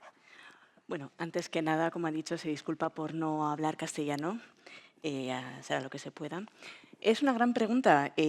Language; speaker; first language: Spanish; native; Spanish